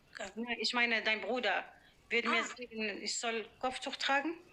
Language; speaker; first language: German; non-native, fluent; Arabic